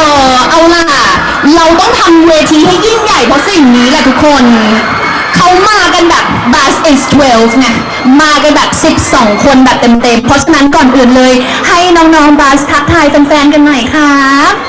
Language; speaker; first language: Thai; native; Thai